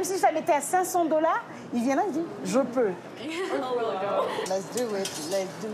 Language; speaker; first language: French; early bilingual, other home language; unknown